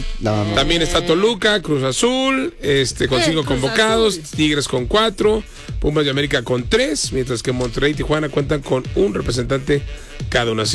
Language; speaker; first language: Spanish; native; Spanish